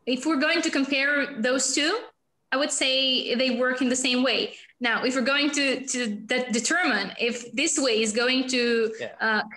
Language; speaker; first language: English; non-native, fluent; Albanian